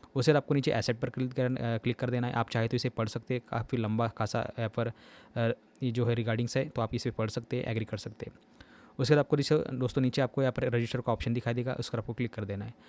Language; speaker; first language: Hindi; non-native, local second language; Marathi